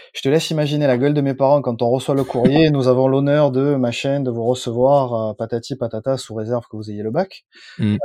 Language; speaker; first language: French; native; French